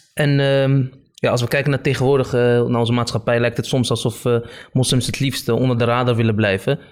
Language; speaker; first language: Dutch; early bilingual, other home language; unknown